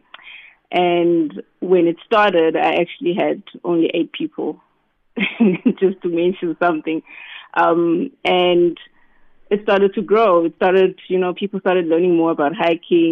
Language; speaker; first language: English; non-native, local second language; Southern Sotho